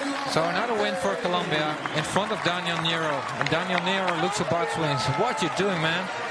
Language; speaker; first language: English; non-native, fluent; Dutch